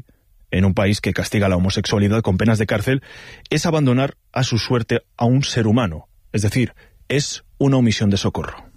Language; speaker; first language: Spanish; native; Spanish